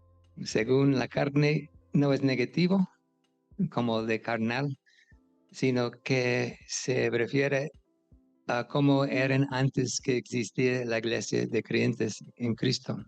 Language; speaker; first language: Spanish; non-native, fluent; English